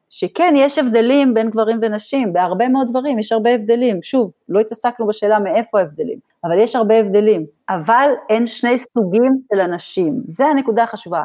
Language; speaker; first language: Hebrew; native; Hebrew